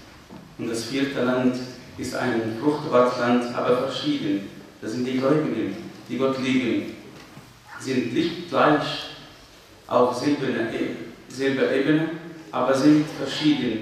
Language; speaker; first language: German; non-native, fluent; Arabic